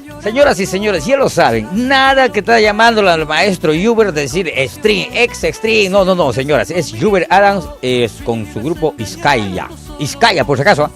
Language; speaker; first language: Spanish; native; Spanish